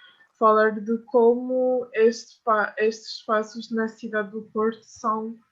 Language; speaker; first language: Portuguese; non-native, fluent; French